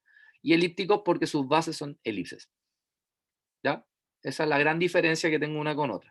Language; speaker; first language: Spanish; native; Spanish